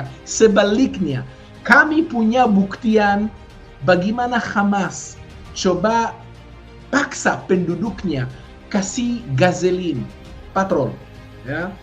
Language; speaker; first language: Indonesian; non-native, fluent; Hebrew